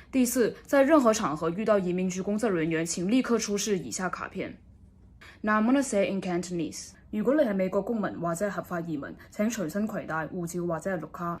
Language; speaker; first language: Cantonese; early bilingual, heritage; Cantonese